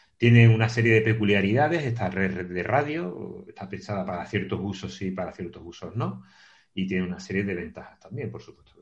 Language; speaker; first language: Spanish; native; Spanish